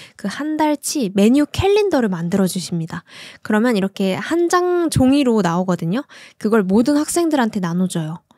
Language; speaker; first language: Korean; native; Korean